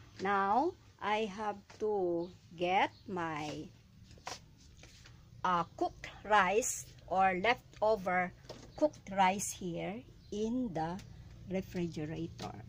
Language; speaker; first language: English; non-native, local second language; Filipino